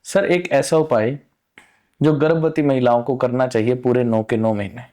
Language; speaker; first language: Hindi; non-native, local second language; Punjabi